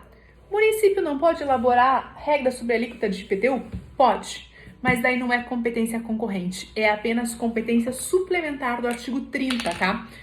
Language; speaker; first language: Portuguese; native; Portuguese